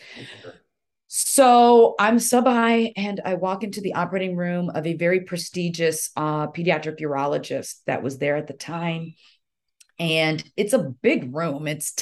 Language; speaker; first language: English; early bilingual, other home language; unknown